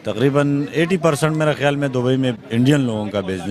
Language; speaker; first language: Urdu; non-native, local second language; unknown